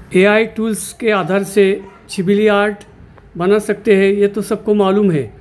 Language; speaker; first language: Hindi; non-native, local second language; Marathi